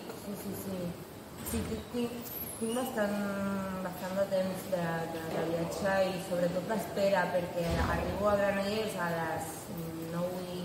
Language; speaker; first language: Catalan; non-native, learner; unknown